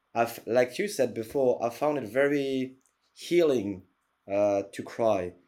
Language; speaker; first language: English; non-native, fluent; French